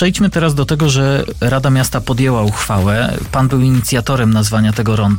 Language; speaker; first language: Polish; native; Polish